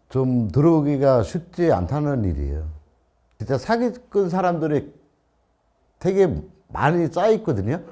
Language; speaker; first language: Korean; non-native, learner; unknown